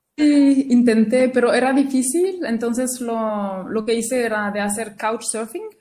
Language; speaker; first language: Spanish; non-native, fluent; French